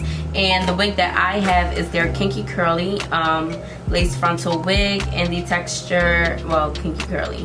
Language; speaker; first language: English; native; English